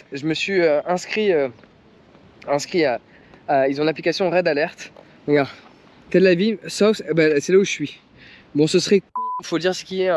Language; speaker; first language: French; native; French